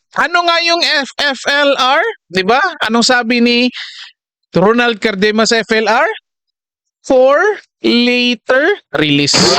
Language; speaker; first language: Filipino; non-native, local second language; Cebuano